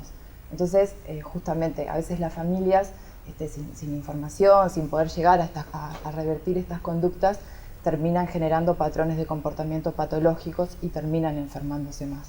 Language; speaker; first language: Spanish; native; Spanish